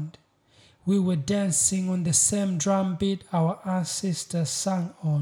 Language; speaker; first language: English; non-native, local second language; Kinyarwanda